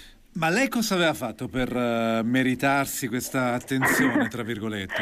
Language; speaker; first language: Italian; native; Italian